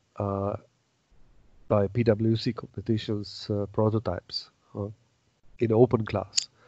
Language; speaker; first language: English; non-native, fluent; Czech